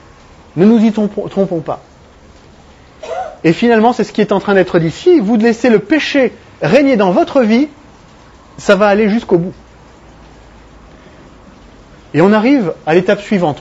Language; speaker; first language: French; native; French